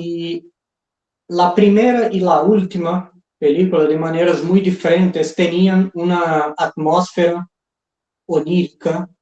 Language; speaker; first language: Spanish; non-native, fluent; Portuguese